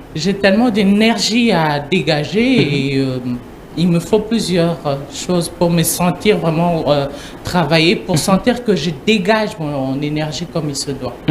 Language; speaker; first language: French; non-native, local second language; Lingala